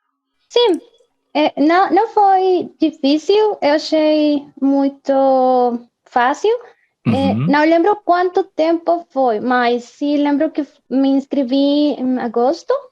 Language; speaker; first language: Portuguese; non-native, fluent; Spanish